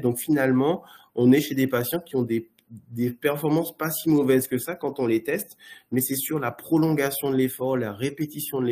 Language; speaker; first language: French; native; French